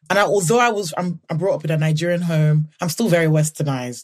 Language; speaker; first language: English; non-native, local second language; Yoruba